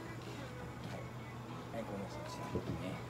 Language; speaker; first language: Japanese; native; Japanese